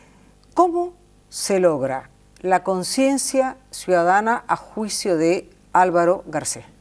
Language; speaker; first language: Spanish; native; Spanish